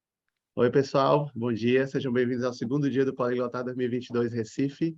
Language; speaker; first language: Portuguese; native; Portuguese